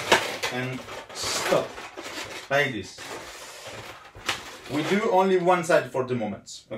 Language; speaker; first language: English; non-native, learner; Italian